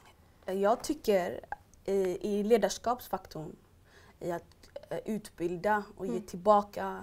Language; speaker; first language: Swedish; early bilingual, other home language; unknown